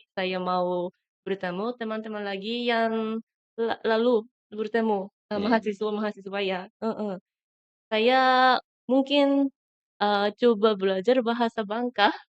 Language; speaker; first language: Indonesian; non-native, learner; Japanese